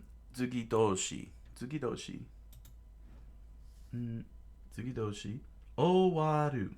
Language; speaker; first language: Japanese; non-native, learner; English